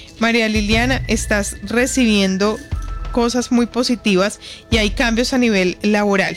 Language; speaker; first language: Spanish; native; Spanish